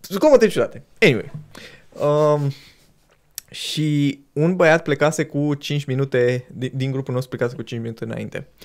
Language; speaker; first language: Romanian; native; Romanian